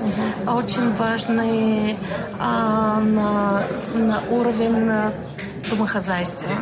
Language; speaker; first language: Russian; non-native, learner; Bulgarian